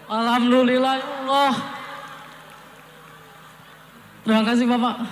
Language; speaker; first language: Indonesian; native; Indonesian